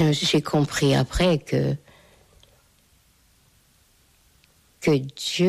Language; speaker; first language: French; non-native, fluent; Hungarian